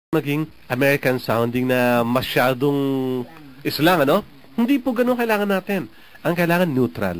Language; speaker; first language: Filipino; native; Filipino